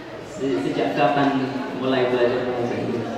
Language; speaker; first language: Indonesian; non-native, fluent; Arabic